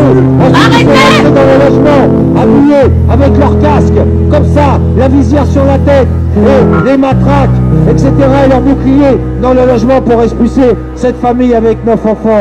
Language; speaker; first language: French; native; French